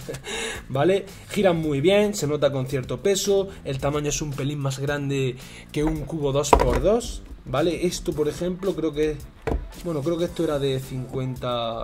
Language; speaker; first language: Spanish; native; Spanish